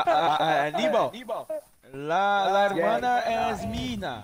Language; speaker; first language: Spanish; non-native, learner; Portuguese